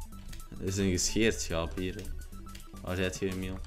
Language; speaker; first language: Dutch; native; Dutch